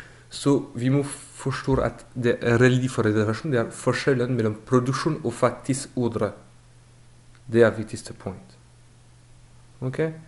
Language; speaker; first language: Norwegian; non-native, fluent; French